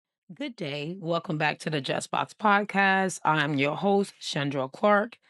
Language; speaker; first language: English; native; English